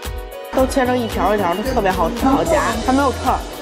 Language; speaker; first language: Chinese; native; Chinese